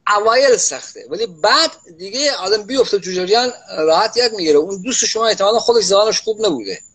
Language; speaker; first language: Persian; non-native, local second language; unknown